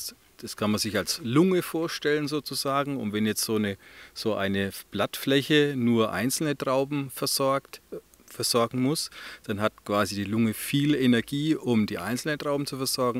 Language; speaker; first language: German; native; German